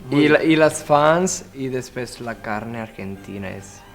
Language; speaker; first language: Spanish; non-native, learner; Italian